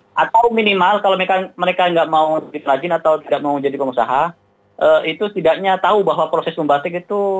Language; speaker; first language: Indonesian; non-native, local second language; Madurese